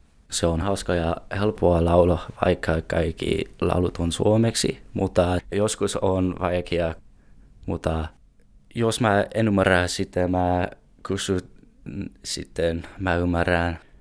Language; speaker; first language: Finnish; non-native, learner; English